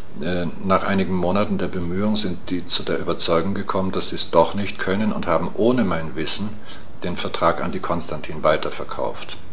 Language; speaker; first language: German; native; German